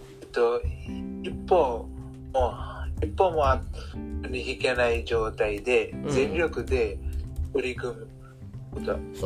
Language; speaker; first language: Japanese; non-native, learner; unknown